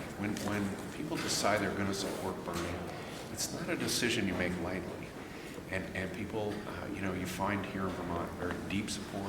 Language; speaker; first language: English; native; English